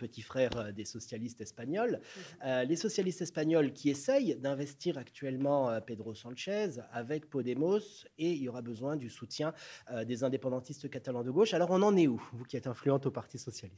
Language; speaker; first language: French; native; French